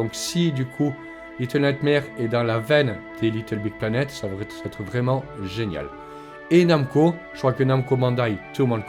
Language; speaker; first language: French; native; French